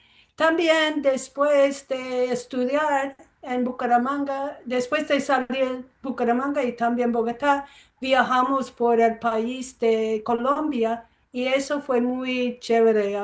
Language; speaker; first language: Spanish; non-native, fluent; English